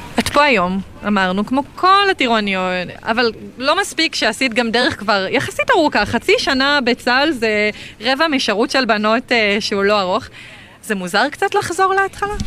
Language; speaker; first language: Hebrew; native; Hebrew